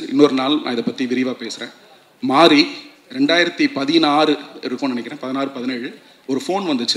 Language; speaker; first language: Tamil; native; Tamil